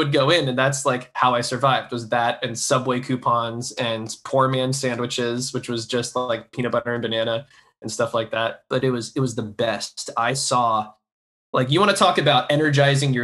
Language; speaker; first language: English; native; English